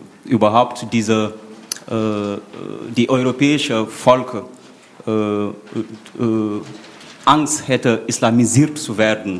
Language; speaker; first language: German; non-native, fluent; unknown